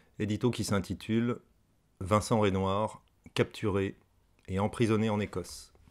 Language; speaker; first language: French; native; French